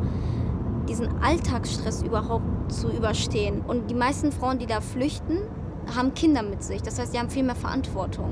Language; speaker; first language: German; early bilingual, other home language; Persian